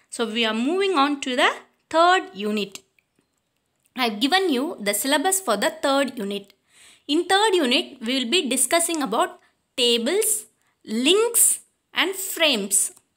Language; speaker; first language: English; non-native, local second language; Tamil